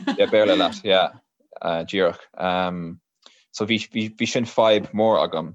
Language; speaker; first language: Irish; native; Irish